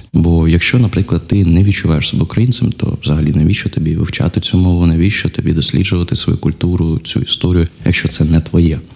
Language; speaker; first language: Ukrainian; non-native, local second language; Russian